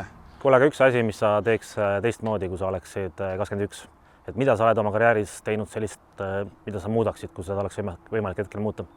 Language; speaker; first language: Estonian; native; Estonian